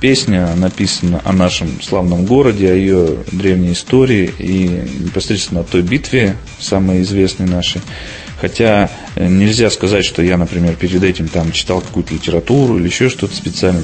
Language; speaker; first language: Russian; native; Russian